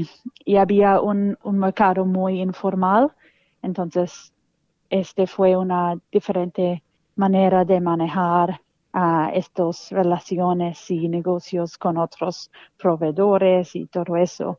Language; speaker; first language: Spanish; non-native, fluent; English